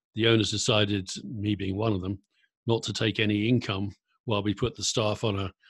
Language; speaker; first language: English; native; English